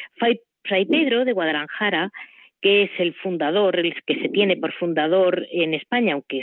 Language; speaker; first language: Spanish; native; Spanish